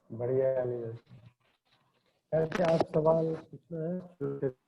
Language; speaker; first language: Hindi; native; Hindi